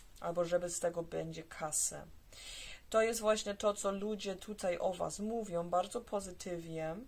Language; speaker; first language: Polish; early bilingual, heritage; Polish